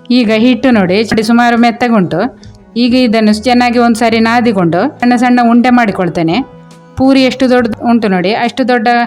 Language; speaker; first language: Kannada; non-native, local second language; Konkani